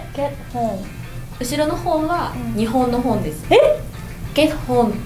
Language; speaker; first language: Japanese; non-native, learner; Vietnamese